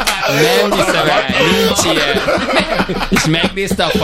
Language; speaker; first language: Hungarian; native; Hungarian